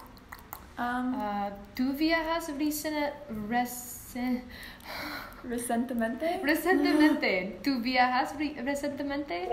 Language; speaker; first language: Spanish; non-native, learner; English